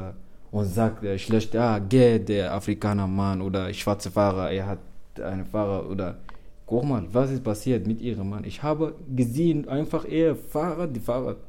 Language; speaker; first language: German; non-native, learner; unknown